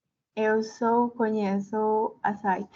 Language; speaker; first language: Portuguese; non-native, learner; Spanish